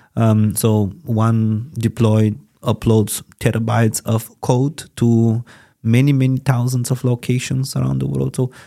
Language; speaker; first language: English; non-native, fluent; Bulgarian